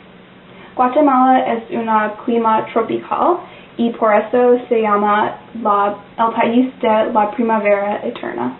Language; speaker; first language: Spanish; non-native, learner; English